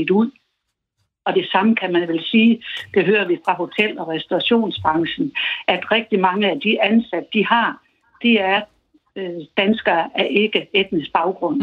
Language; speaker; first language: Danish; native; Danish